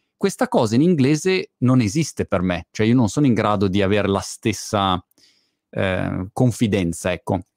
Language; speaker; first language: Italian; native; Italian